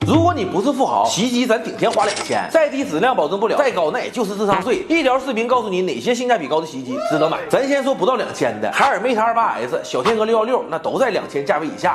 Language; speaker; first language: Chinese; native; Chinese